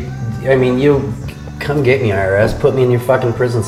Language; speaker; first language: English; native; English